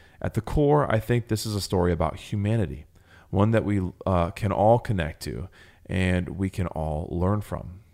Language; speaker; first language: English; native; English